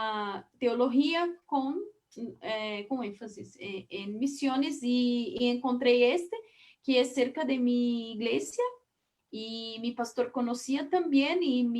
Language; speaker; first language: Spanish; non-native, learner; Portuguese